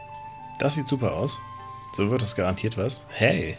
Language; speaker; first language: German; native; German